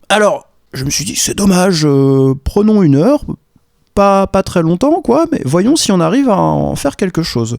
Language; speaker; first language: French; native; French